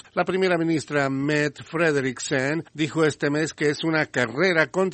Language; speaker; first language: Spanish; native; Spanish